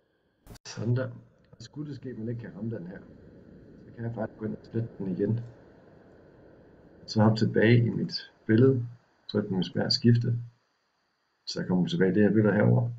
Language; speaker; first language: Danish; native; Danish